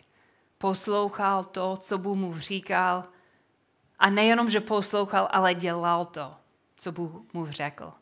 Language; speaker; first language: Czech; non-native, fluent; English